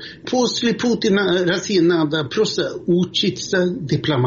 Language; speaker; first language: Russian; non-native, fluent; Swedish